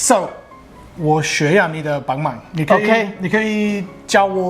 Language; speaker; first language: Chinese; non-native, learner; English